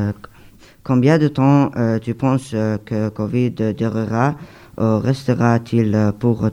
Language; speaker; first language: French; non-native, learner; Arabic